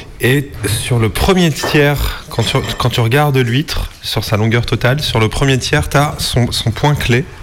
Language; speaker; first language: French; native; French